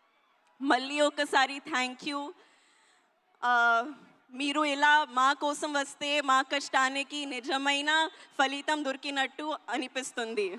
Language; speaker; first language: Telugu; non-native, learner; Hindi